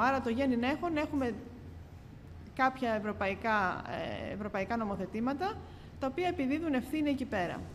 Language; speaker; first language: Greek; native; Greek